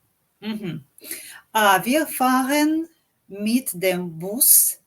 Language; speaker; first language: German; non-native, learner; English